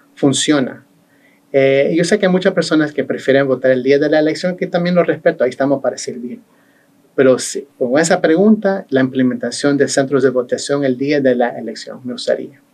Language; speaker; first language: Spanish; early bilingual, heritage; Spanish